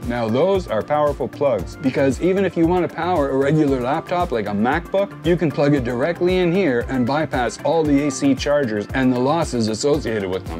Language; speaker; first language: English; native; English